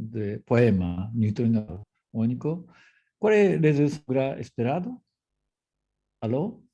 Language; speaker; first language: Portuguese; non-native, fluent; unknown